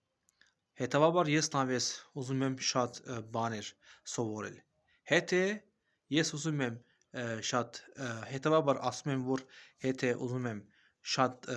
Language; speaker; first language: Armenian; non-native, learner; Azerbaijani